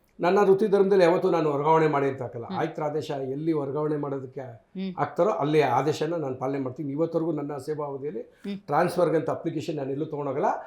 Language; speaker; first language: Kannada; non-native, local second language; Telugu